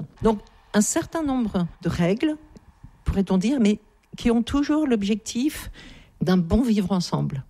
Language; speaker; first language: French; native; French